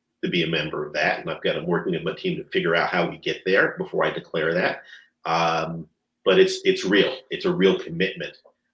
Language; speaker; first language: English; native; English